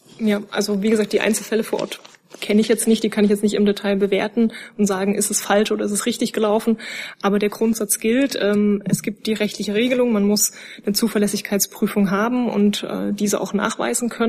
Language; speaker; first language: German; native; German